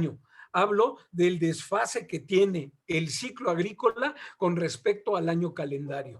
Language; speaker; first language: Spanish; native; Spanish